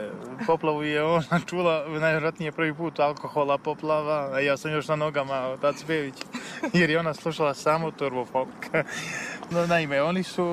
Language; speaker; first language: Serbian; native; Serbian